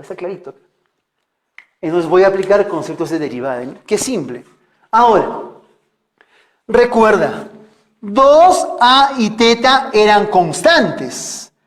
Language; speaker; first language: Spanish; native; Spanish